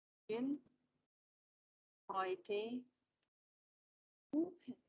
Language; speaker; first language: German; non-native, learner; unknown